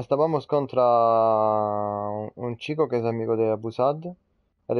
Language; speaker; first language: Spanish; non-native, learner; Italian